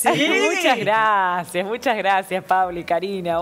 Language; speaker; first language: Spanish; native; Spanish